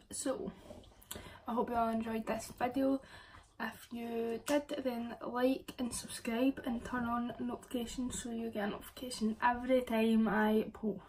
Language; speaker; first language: English; native; English